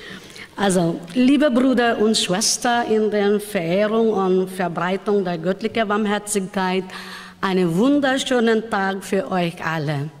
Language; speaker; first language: German; non-native, learner; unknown